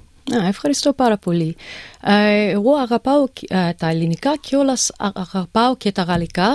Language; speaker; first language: Greek; early bilingual, heritage; English